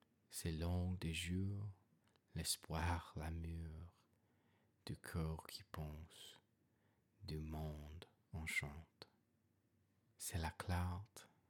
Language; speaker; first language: French; non-native, learner; English